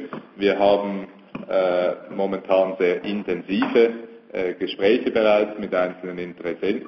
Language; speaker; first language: German; native; German